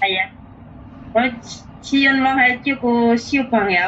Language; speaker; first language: Cantonese; non-native, learner; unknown